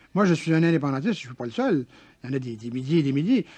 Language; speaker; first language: French; native; French